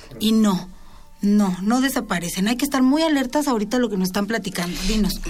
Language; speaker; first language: Spanish; native; Spanish